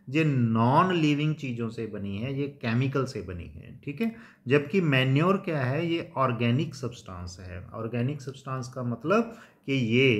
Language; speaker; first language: Hindi; non-native, local second language; Punjabi